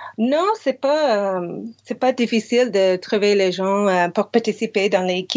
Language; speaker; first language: French; non-native, fluent; English